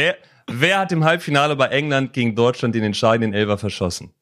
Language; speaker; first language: German; native; German